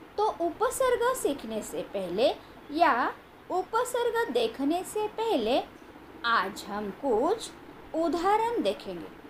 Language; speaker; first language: Hindi; non-native, local second language; Marathi